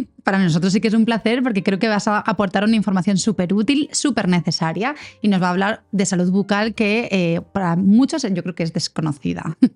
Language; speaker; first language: Spanish; native; Spanish